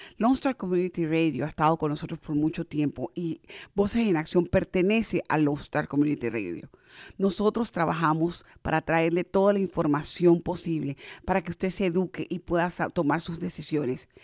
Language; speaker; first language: Spanish; native; Spanish